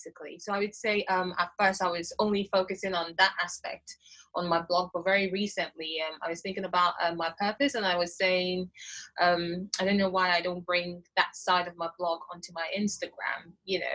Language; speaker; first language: English; non-native, local second language; Igbo